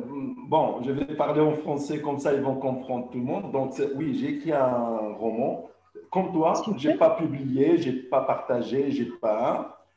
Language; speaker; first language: French; non-native, local second language; Arabic